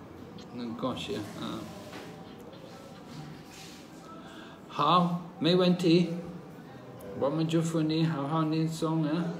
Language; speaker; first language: Chinese; non-native, learner; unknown